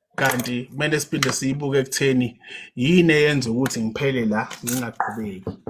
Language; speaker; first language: Zulu; native; Zulu